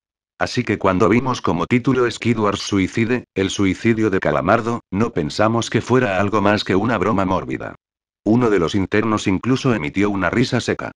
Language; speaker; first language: Spanish; native; Spanish